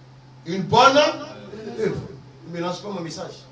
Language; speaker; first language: French; native; French